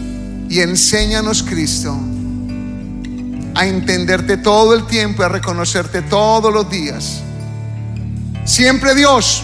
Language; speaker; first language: Spanish; native; Spanish